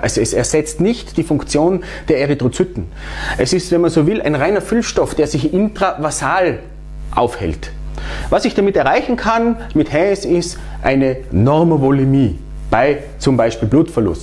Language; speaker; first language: German; native; German